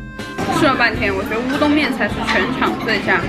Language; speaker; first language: Chinese; native; Chinese